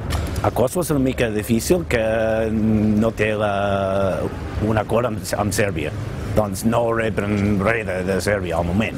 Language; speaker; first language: Catalan; non-native, fluent; English